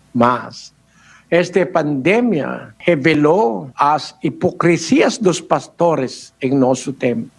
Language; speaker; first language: Portuguese; non-native, learner; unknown